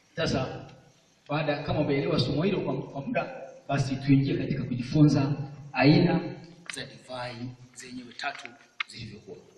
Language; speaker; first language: Swahili; non-native, local second language; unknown